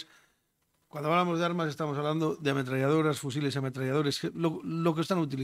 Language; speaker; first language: Spanish; native; Spanish